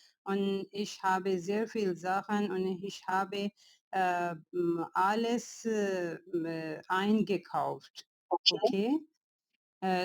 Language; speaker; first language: German; non-native, learner; Urdu